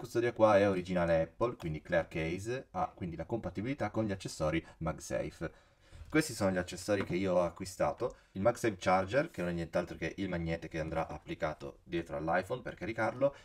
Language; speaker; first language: Italian; native; Italian